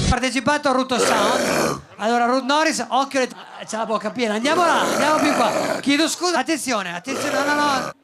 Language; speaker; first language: Italian; native; Italian